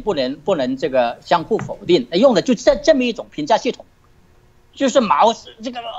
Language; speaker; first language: Chinese; native; Chinese